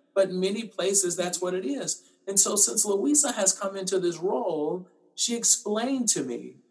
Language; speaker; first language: English; native; English